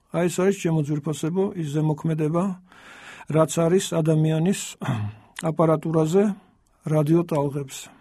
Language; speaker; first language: Georgian; native; Georgian